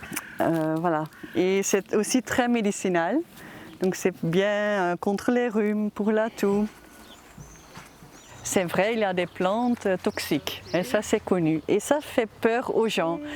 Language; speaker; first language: French; non-native, fluent; Dutch